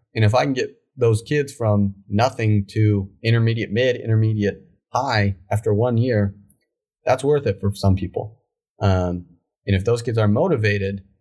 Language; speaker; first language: English; native; English